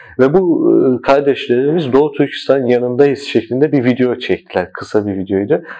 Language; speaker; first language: Turkish; early bilingual, heritage; Turkish